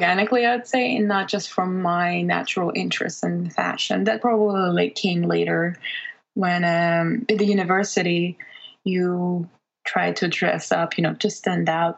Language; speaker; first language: English; non-native, fluent; Russian